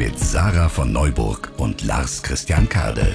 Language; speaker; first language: German; native; German